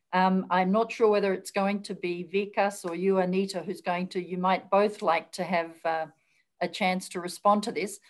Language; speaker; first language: English; native; English